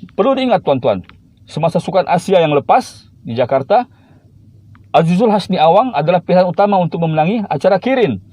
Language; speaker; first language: Malay; native; Malay